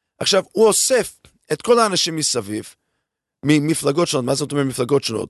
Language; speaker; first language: Hebrew; non-native, fluent; English